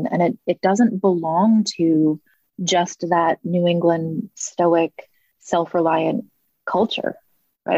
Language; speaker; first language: English; native; English